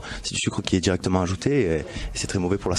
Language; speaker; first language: French; native; French